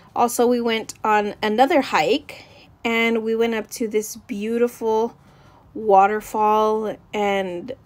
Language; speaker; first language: English; native; English